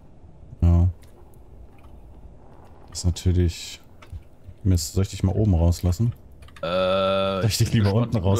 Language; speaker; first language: German; native; German